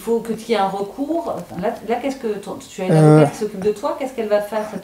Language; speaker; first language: French; native; French